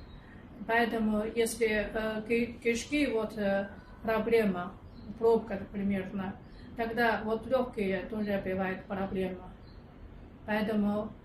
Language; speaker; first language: Russian; non-native, learner; Chinese